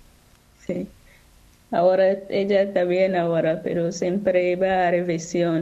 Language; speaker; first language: Spanish; non-native, learner; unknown